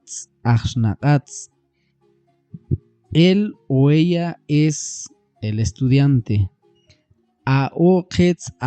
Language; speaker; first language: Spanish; non-native, local second language; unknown